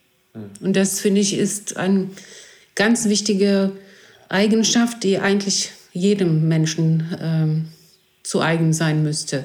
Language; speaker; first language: German; non-native, fluent; Greek